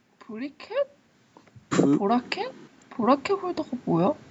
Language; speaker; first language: Korean; early bilingual, heritage; Korean